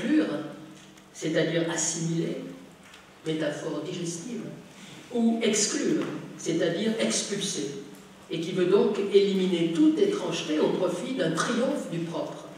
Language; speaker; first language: French; native; French